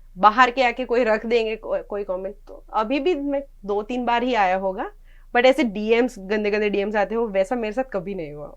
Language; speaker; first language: Hindi; non-native, local second language; Gujarati